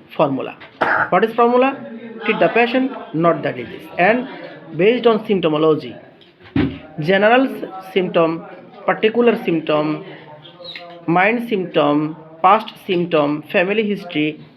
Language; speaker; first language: English; non-native, local second language; Bangla